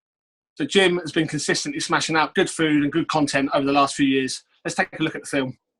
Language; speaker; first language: English; native; English